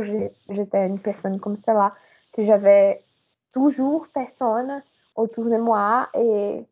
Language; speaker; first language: French; non-native, learner; Portuguese